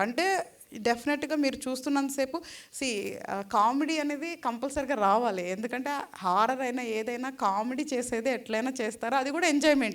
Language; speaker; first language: Telugu; native; Telugu